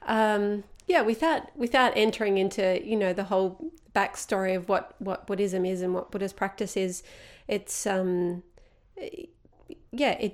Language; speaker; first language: English; native; English